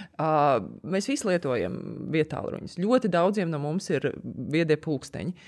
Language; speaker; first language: Latvian; native; Latvian